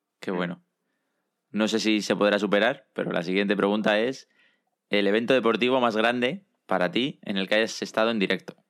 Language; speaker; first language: Spanish; native; Spanish